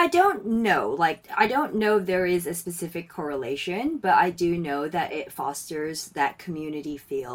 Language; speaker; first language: English; non-native, local second language; Filipino